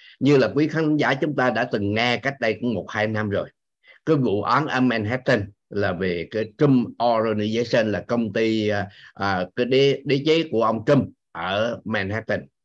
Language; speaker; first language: Vietnamese; native; Vietnamese